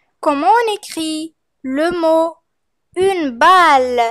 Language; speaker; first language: French; non-native, fluent; Arabic